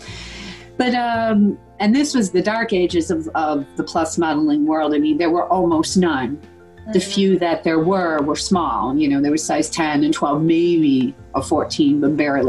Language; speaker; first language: English; native; English